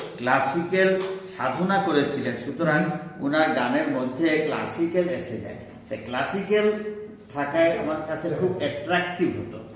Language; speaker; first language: Bangla; non-native, local second language; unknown